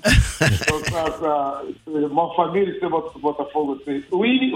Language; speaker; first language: French; non-native, learner; Portuguese